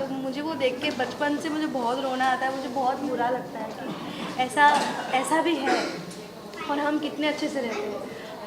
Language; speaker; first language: Hindi; non-native, local second language; Bangla